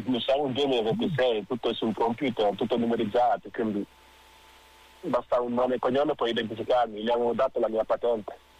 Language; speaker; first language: Italian; non-native, fluent; Wolof